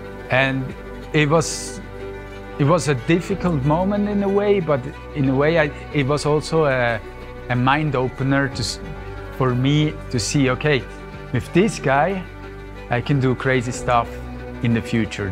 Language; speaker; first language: English; non-native, fluent; Swiss German